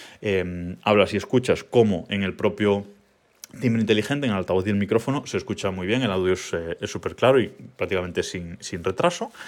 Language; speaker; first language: Spanish; native; Spanish